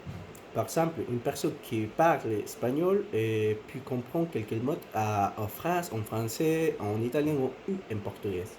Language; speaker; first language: French; non-native, learner; Spanish